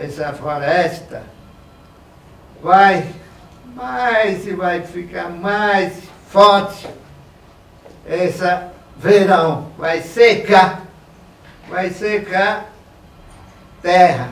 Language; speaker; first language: Portuguese; non-native, local second language; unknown